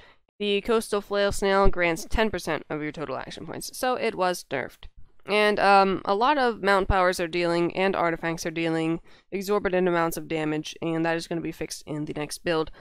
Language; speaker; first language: English; native; English